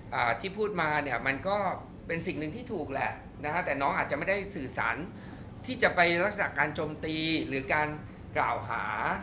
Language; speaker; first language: Thai; native; Thai